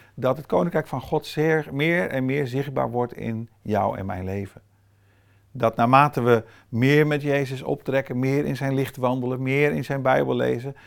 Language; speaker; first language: Dutch; non-native, fluent; Portuguese